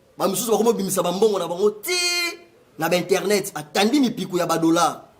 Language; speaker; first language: Lingala; native; Lingala